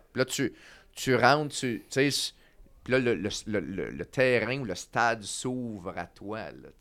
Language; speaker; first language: French; native; French